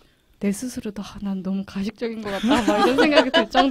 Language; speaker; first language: Korean; native; Korean